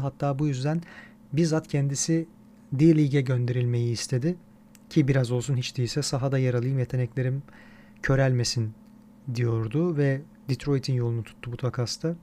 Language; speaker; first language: Turkish; native; Turkish